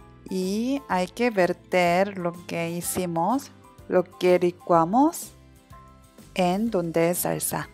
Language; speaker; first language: Spanish; non-native, learner; Korean